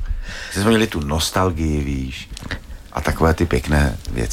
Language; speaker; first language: Czech; native; Czech